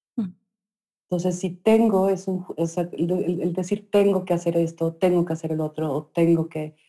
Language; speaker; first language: Spanish; native; Spanish